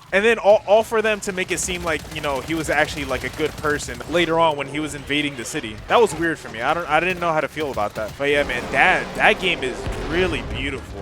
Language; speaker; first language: English; native; English